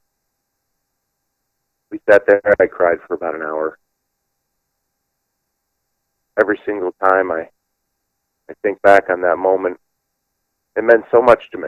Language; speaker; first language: English; native; English